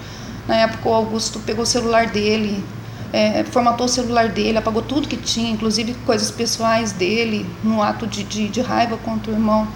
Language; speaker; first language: Portuguese; native; Portuguese